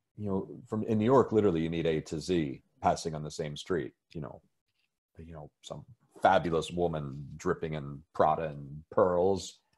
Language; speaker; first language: English; native; English